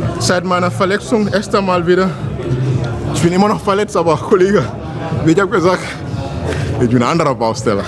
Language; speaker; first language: German; non-native, learner; Wolof